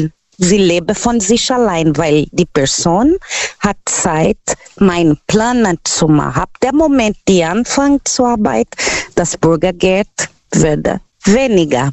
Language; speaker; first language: German; non-native, fluent; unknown